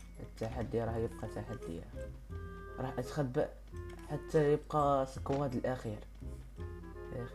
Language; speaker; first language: Arabic; native; Arabic